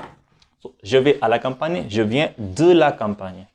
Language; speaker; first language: French; non-native, fluent; Hindi